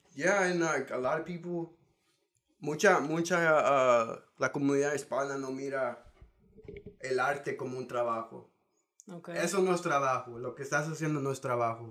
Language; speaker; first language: Spanish; early bilingual, heritage; Spanish